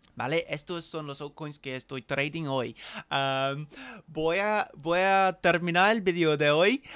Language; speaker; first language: Spanish; non-native, fluent; English